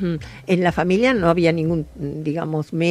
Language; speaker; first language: Spanish; native; Spanish